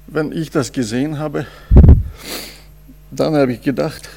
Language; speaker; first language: German; non-native, fluent; Russian